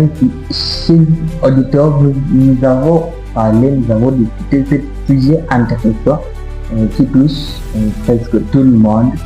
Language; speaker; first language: French; non-native, learner; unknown